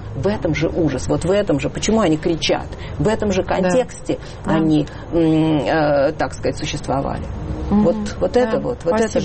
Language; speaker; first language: Russian; native; Russian